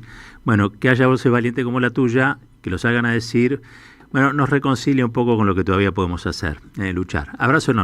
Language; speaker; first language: Spanish; native; Spanish